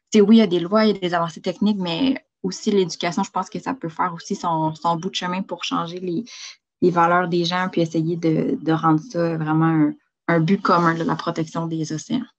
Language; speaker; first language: French; native; French